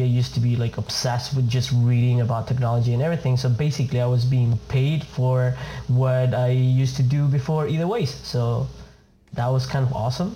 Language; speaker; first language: English; non-native, fluent; Spanish